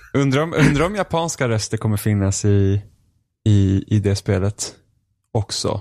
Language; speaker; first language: Swedish; native; Swedish